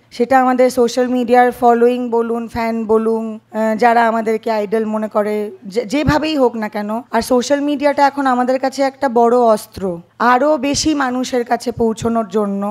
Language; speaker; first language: Bangla; native; Bangla